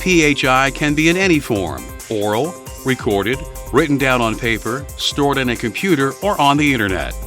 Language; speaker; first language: English; native; English